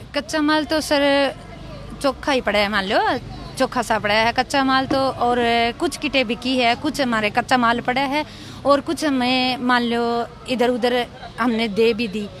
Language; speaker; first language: Hindi; native; Hindi